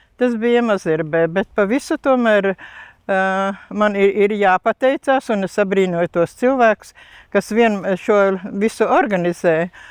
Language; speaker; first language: Latvian; native; Latvian